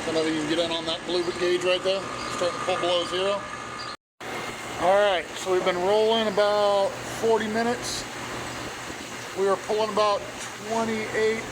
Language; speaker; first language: English; native; English